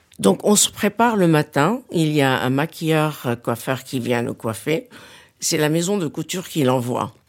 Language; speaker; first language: French; non-native, local second language; Arabic